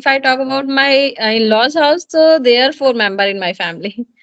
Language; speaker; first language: English; non-native, learner; Hindi